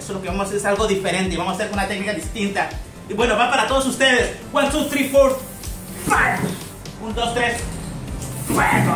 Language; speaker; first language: Spanish; native; Spanish